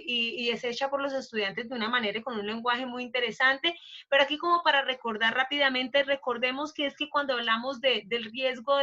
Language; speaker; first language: Spanish; native; Spanish